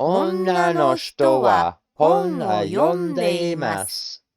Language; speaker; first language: Japanese; non-native, learner; English